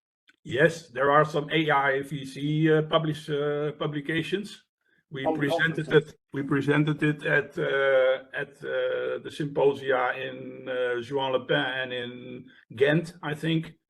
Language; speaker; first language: English; non-native, fluent; Dutch